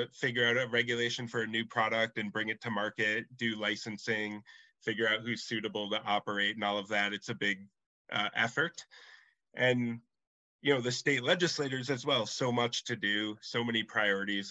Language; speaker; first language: English; native; English